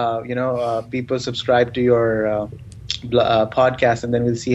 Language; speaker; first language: English; non-native, local second language; Urdu